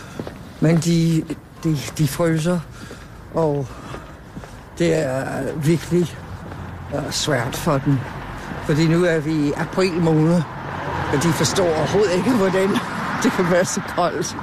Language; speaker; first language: Danish; non-native, fluent; English